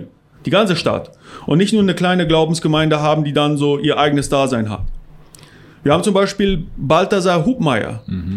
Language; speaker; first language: German; non-native, local second language; Plautdietsch